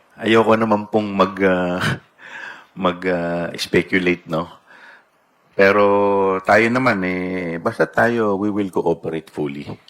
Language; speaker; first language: Filipino; native; Filipino